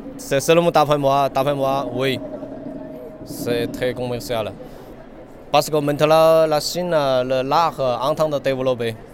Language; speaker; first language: French; non-native, learner; Chinese